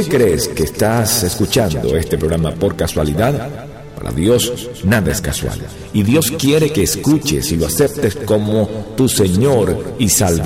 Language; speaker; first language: Spanish; native; Spanish